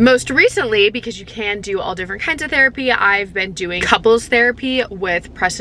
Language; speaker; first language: English; native; English